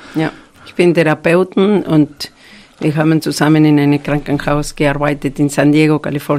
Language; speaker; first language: German; non-native, fluent; Spanish